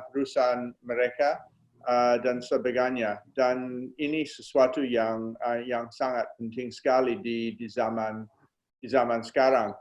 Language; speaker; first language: Indonesian; non-native, fluent; English